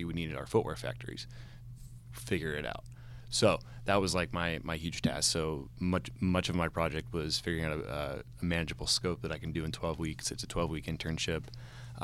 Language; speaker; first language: English; native; English